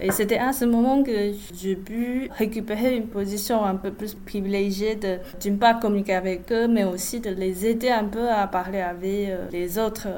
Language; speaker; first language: French; non-native, fluent; Chinese